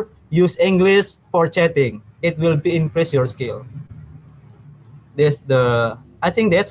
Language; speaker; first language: English; non-native, learner; Indonesian